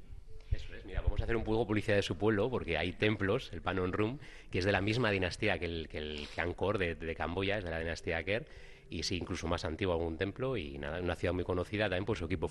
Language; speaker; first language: Spanish; native; Spanish